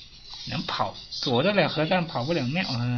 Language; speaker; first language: Chinese; native; Chinese